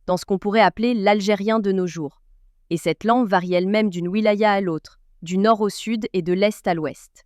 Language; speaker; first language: French; non-native, local second language; Arabic